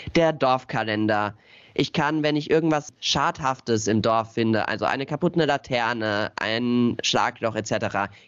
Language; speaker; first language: German; native; German